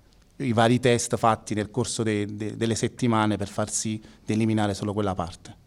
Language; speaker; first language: Italian; native; Italian